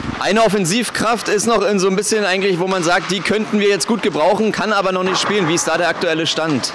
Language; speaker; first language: German; native; German